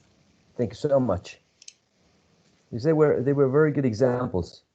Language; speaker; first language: English; non-native, fluent; Spanish